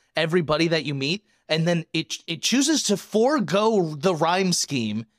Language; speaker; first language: English; native; English